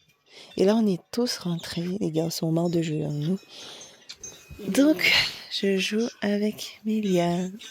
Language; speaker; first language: French; native; French